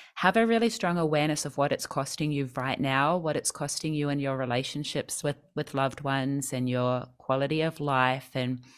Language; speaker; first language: English; native; English